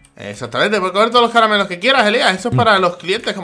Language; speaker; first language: Spanish; native; Spanish